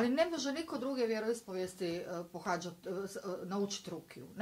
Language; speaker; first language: Croatian; native; Croatian